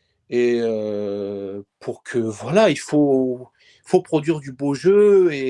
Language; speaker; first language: French; early bilingual, other home language; Persian